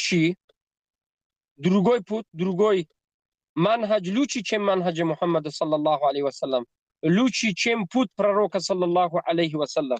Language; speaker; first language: Russian; non-native, learner; Tajik